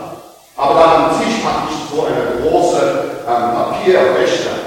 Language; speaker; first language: German; non-native, learner; English